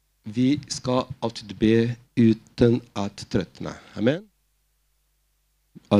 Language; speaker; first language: Swedish; non-native, fluent; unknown